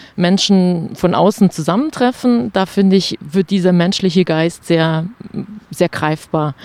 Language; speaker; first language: German; native; German